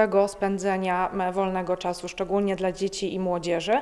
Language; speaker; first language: Polish; native; Polish